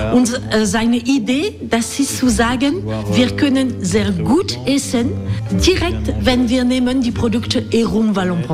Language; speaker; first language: German; non-native, learner; French